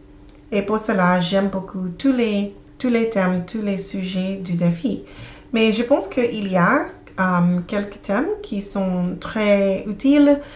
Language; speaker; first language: French; non-native, learner; English